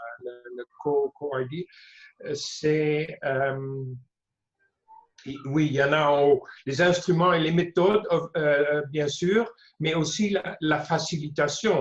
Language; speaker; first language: French; non-native, fluent; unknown